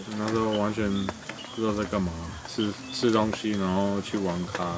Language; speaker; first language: Chinese; non-native, fluent; English